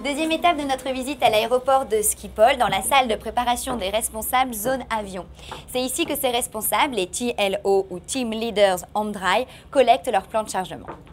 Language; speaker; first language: French; native; French